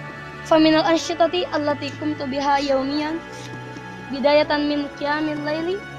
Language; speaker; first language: Arabic; non-native, learner; Indonesian